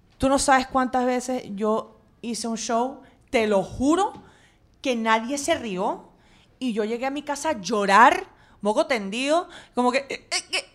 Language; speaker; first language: Spanish; native; Spanish